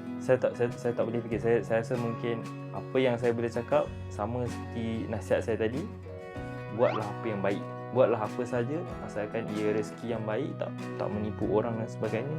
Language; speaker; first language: Malay; native; Malay